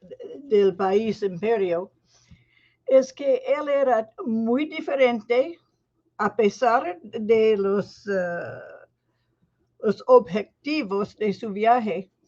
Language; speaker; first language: Spanish; non-native, fluent; English